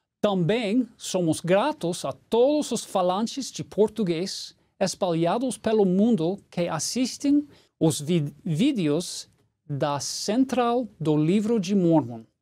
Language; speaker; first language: Portuguese; non-native, fluent; English